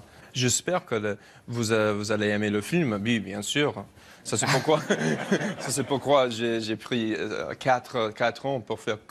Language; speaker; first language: French; non-native, learner; English